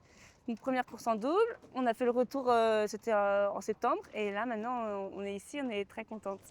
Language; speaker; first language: French; native; French